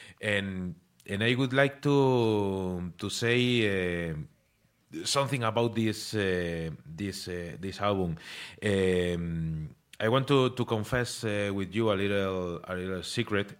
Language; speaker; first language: English; non-native, learner; Spanish